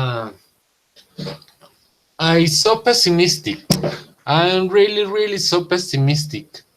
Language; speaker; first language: English; non-native, learner; Spanish